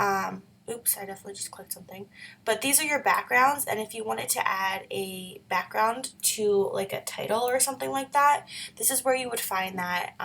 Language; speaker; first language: English; native; English